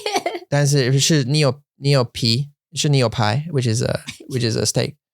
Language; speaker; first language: Chinese; non-native, learner; English